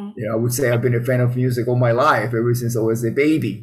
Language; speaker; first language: English; early bilingual, other home language; Spanish